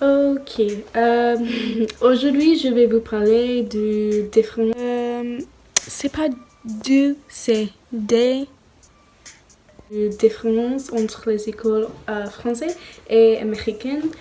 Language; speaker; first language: French; non-native, learner; English